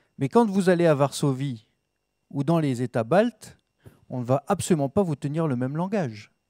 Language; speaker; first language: French; native; French